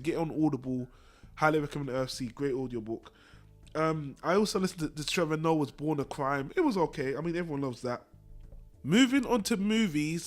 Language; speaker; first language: English; native; English